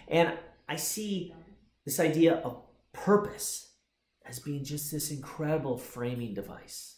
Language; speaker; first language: English; native; English